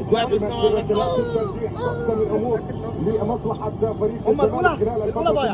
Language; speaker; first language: Arabic; native; Arabic